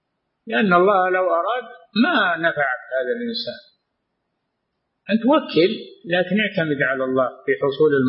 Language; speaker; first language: Arabic; native; Arabic